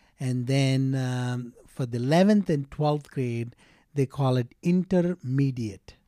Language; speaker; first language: English; non-native, local second language; Telugu